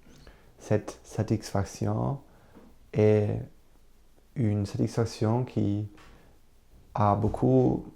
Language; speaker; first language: French; non-native, learner; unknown